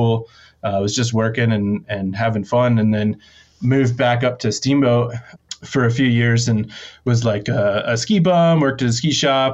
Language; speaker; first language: English; native; English